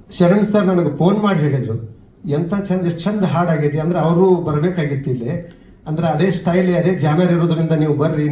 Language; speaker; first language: Kannada; native; Kannada